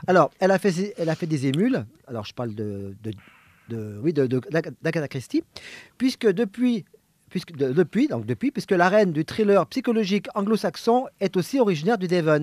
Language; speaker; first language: French; native; French